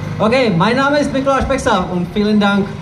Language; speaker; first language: German; non-native, fluent; Czech